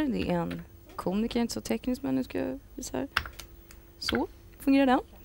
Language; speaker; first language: Swedish; native; Swedish